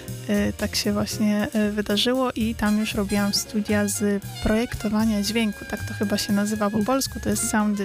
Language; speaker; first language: Polish; early bilingual, heritage; Polish